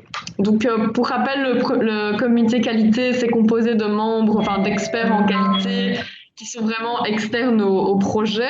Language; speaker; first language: French; native; French